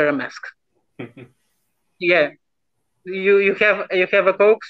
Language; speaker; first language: English; non-native, fluent; Lithuanian